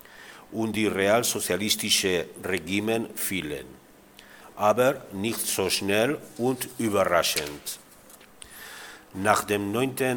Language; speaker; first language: German; non-native, fluent; Spanish